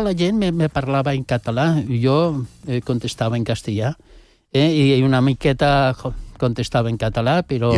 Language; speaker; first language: Catalan; non-native, local second language; Spanish